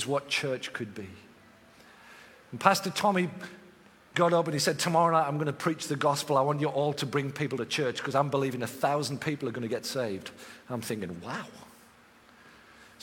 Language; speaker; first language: English; native; English